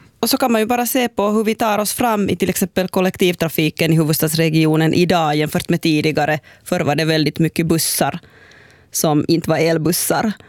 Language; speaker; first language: Swedish; native; Swedish